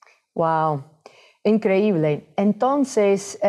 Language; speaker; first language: Spanish; non-native, fluent; English